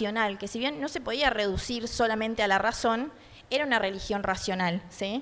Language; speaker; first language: Spanish; native; Spanish